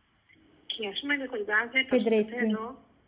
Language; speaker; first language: Italian; native; Italian